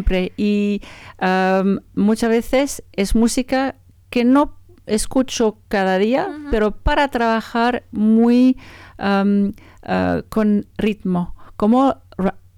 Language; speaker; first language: Spanish; non-native, learner; French